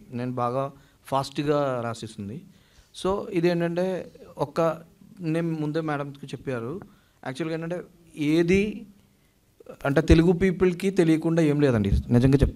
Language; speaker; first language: Telugu; non-native, learner; Malayalam